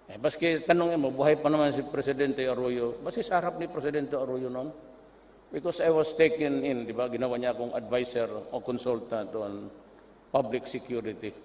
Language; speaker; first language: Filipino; non-native, local second language; Cebuano